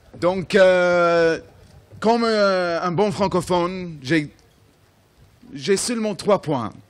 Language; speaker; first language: French; non-native, fluent; English